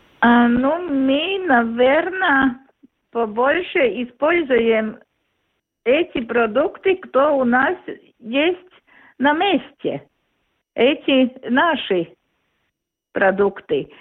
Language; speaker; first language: Russian; non-native, local second language; Latvian